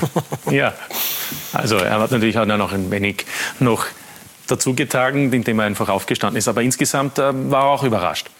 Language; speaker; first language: German; native; German